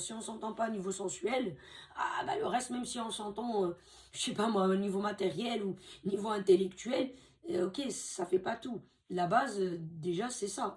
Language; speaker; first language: French; native; French